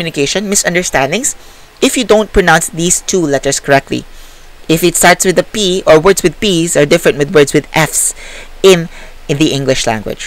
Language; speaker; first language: English; non-native, local second language; Filipino